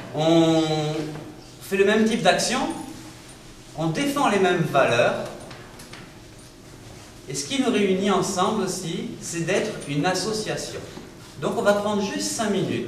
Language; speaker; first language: French; native; French